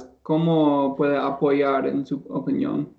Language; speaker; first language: Spanish; non-native, learner; English